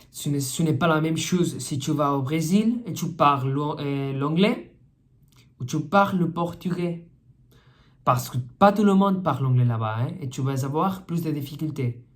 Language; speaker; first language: French; non-native, fluent; Spanish